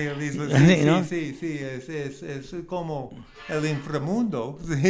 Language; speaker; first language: Spanish; non-native, learner; English